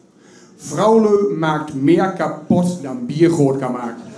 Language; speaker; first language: Dutch; native; Dutch